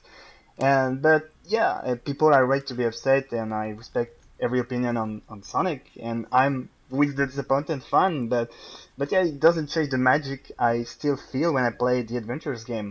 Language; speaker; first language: English; non-native, fluent; French